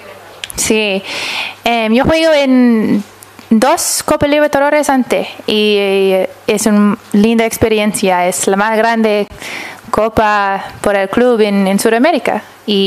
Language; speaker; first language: Spanish; early bilingual, heritage; English